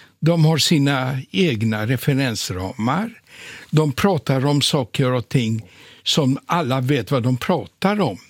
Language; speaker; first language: Swedish; non-native, fluent; Polish